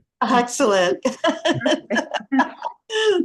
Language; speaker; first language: English; native; English